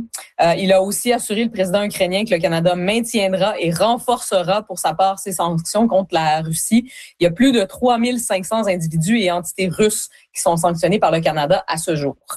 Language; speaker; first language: French; native; French